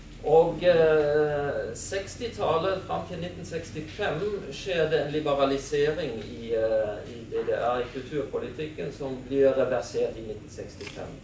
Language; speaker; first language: Norwegian; non-native, fluent; German